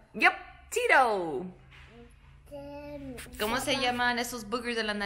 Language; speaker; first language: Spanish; early bilingual, heritage; English